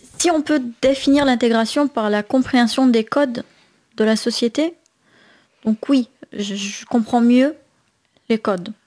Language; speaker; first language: French; non-native, fluent; Arabic